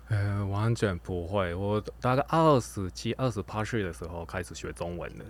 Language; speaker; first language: Chinese; non-native, fluent; Japanese